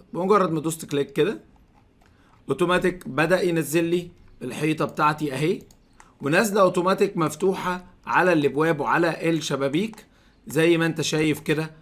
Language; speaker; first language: Arabic; native; Arabic